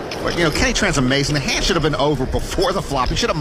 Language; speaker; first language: English; native; English